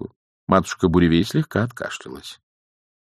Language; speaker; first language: Russian; native; Russian